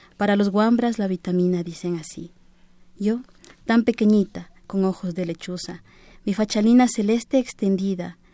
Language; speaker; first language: Spanish; native; Spanish